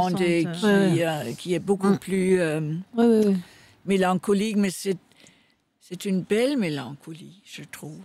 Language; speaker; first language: French; non-native, fluent; Danish